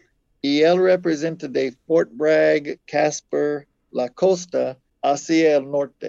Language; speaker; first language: Spanish; non-native, fluent; English